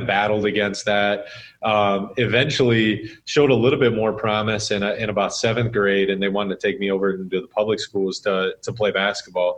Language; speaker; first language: English; native; English